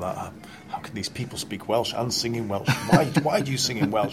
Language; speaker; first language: English; native; English